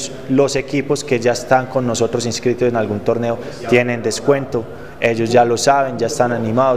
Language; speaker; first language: Spanish; native; Spanish